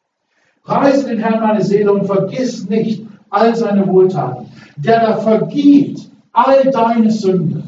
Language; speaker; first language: German; native; German